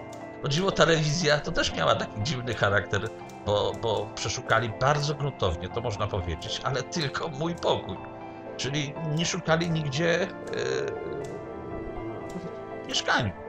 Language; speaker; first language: Polish; native; Polish